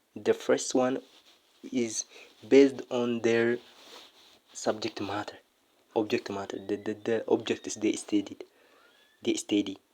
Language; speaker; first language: English; non-native, local second language; Amharic